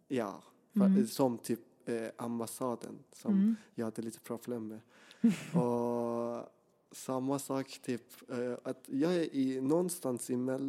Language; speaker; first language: Swedish; non-native, fluent; Persian